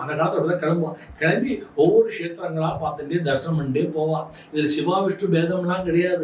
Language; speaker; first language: Tamil; native; Tamil